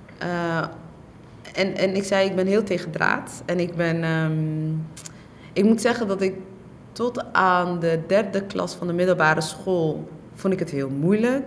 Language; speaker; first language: Dutch; early bilingual, other home language; Somali